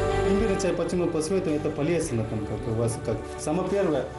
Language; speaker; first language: Russian; non-native, learner; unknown